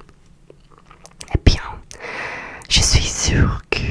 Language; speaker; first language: French; non-native, learner; Russian